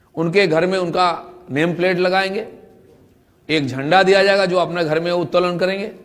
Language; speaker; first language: Hindi; non-native, local second language; Bangla